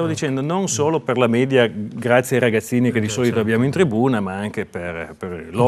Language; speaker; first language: Italian; native; Italian